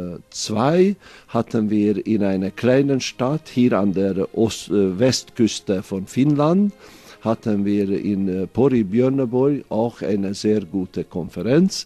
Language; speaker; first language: German; non-native, fluent; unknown